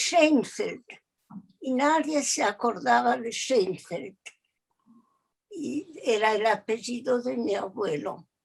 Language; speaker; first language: Spanish; early bilingual, other home language; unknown